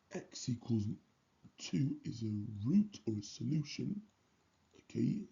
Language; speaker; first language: English; native; English